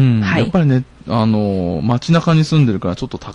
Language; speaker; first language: Japanese; native; Japanese